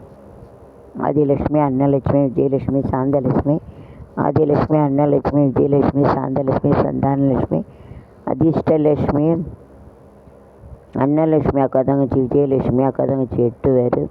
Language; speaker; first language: Tamil; native; Tamil